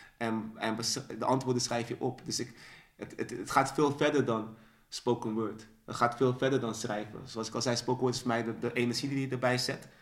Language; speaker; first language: Dutch; early bilingual, other home language; Sranan Tongo